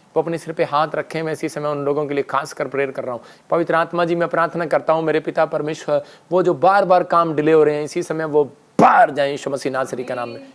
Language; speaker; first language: Hindi; non-native, local second language; Punjabi